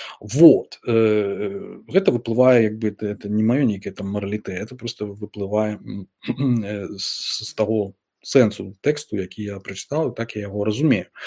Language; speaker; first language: Belarusian; non-native, local second language; Russian